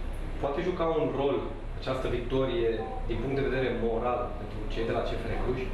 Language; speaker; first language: Romanian; native; Romanian